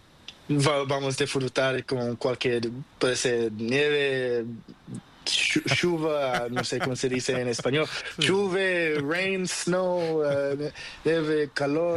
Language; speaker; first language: Spanish; non-native, learner; Portuguese